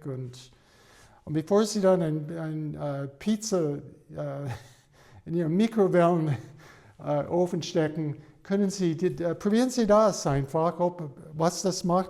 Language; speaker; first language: German; non-native, fluent; English